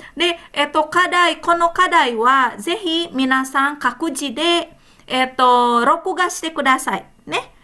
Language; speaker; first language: Japanese; non-native, fluent; Indonesian